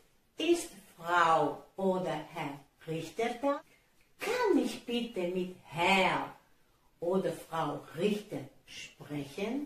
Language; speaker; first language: German; non-native, fluent; Italian